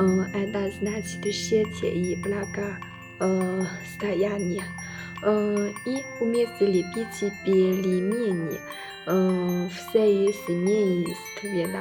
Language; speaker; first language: Russian; non-native, learner; Chinese